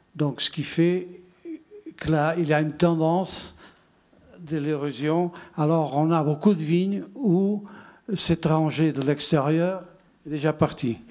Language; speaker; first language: French; non-native, fluent; Portuguese